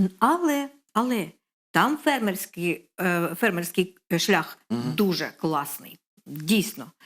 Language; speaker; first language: Ukrainian; non-native, local second language; Russian